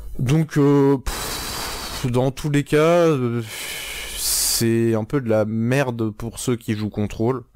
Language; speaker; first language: French; native; French